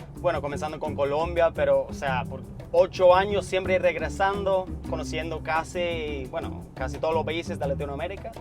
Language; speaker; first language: Spanish; non-native, fluent; English